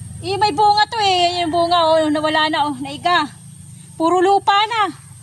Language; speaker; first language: Filipino; non-native, local second language; Waray